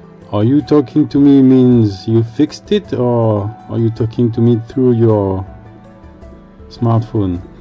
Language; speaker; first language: English; non-native, fluent; French